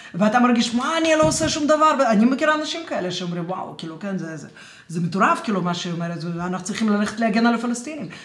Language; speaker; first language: Hebrew; non-native, fluent; Russian